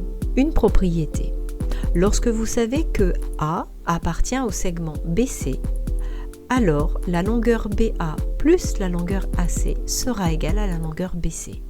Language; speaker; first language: French; native; French